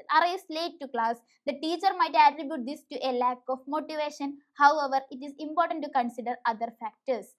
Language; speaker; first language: English; non-native, local second language; Malayalam